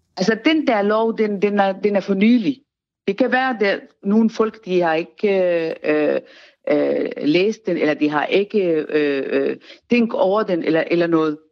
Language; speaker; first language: Danish; non-native, fluent; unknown